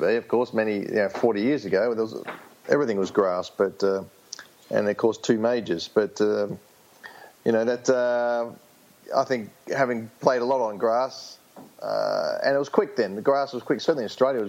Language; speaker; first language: English; native; English